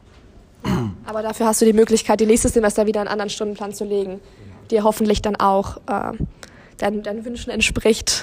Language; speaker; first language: German; native; German